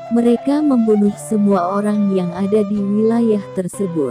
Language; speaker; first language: Indonesian; native; Indonesian